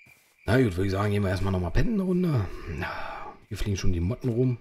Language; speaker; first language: German; native; German